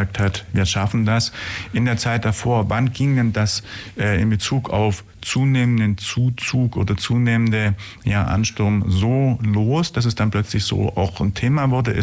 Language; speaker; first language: German; native; German